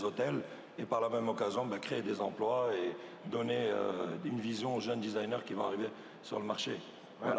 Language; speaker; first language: French; non-native, local second language; Arabic